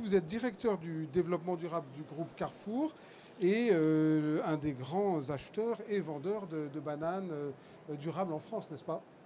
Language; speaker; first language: French; native; French